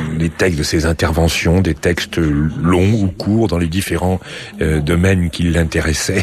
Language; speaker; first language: French; native; French